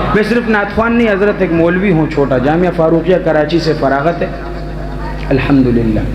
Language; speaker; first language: Urdu; non-native, local second language; Pashto